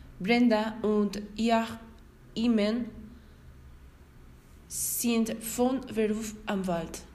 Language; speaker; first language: German; non-native, learner; Spanish